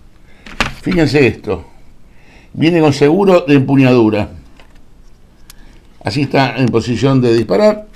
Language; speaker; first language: Spanish; native; Spanish